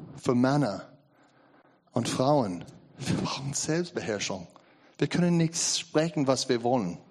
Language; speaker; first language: German; non-native, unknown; English